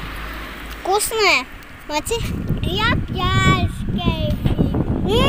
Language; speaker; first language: Russian; early bilingual, heritage; Russian